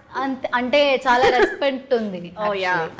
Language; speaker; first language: Telugu; non-native, learner; Malayalam